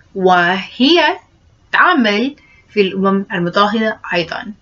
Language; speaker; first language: Arabic; non-native, learner; English